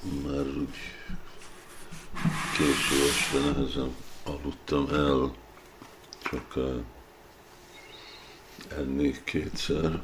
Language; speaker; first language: Hungarian; early bilingual, heritage; Hungarian